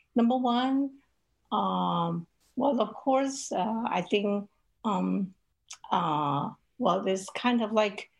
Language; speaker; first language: English; non-native, local second language; Cantonese